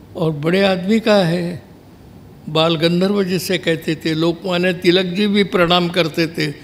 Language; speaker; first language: Hindi; non-native, local second language; Marathi